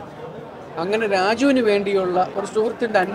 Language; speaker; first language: Malayalam; native; Malayalam